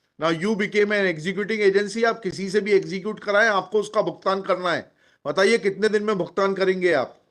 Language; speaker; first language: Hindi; native; Hindi